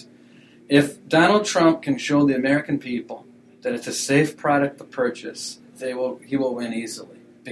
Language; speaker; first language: English; native; English